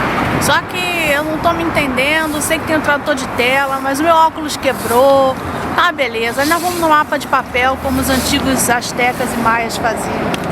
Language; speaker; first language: Portuguese; native; Portuguese